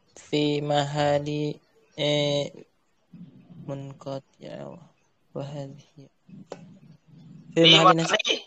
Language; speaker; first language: Arabic; non-native, learner; Indonesian